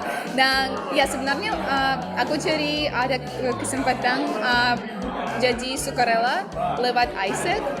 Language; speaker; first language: Indonesian; non-native, fluent; Russian